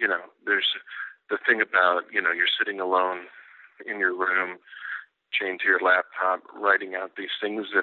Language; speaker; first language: English; native; English